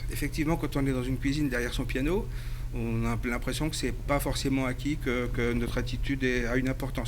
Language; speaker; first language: French; native; French